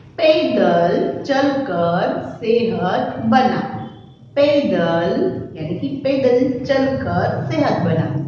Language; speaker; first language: Hindi; non-native, local second language; Gujarati